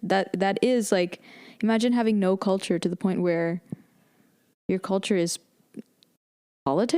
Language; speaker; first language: English; native; English